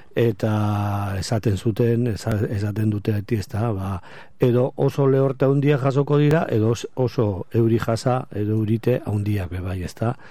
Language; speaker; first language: Basque; native; Basque